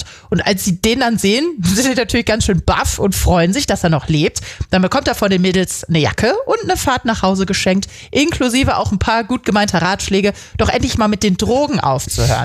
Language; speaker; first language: German; native; German